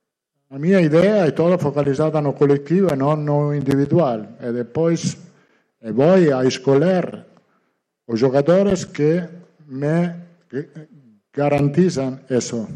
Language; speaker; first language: Portuguese; non-native, learner; Italian